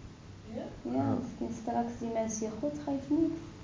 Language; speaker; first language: Dutch; non-native, learner; Arabic